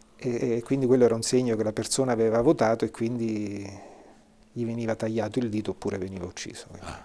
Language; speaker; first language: Italian; native; Italian